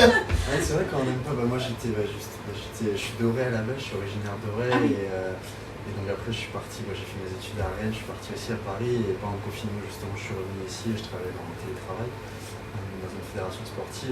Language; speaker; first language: French; native; French